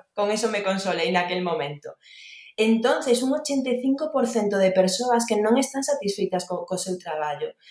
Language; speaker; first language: Galician; non-native, local second language; Spanish